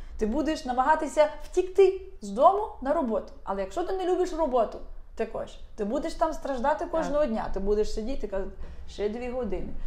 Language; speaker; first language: Ukrainian; non-native, local second language; Russian